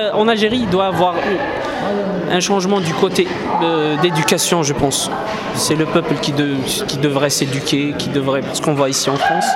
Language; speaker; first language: French; non-native, local second language; Kabyle